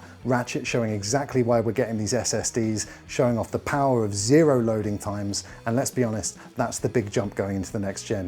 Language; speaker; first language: English; native; English